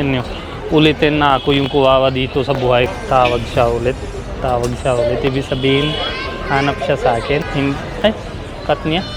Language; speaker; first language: Filipino; non-native, learner; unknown